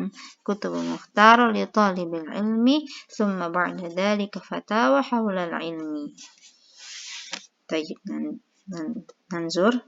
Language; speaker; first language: Arabic; non-native, fluent; Indonesian